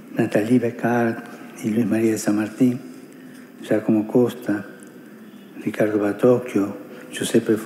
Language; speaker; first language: Spanish; early bilingual, other home language; Italian